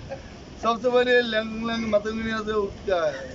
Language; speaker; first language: Hindi; non-native, local second language; Bangla